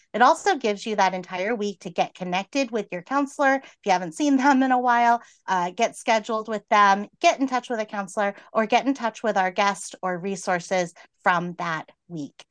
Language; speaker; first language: English; native; English